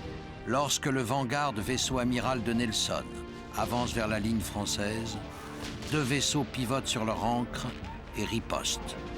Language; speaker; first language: French; native; French